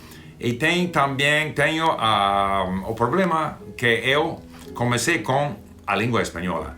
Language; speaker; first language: Portuguese; non-native, fluent; English